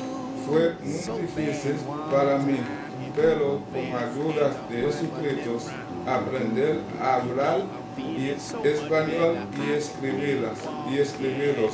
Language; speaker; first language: Spanish; non-native, local second language; Haitian Creole